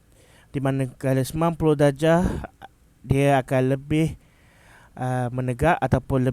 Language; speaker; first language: Malay; native; Malay